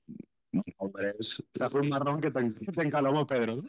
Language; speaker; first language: Spanish; native; Spanish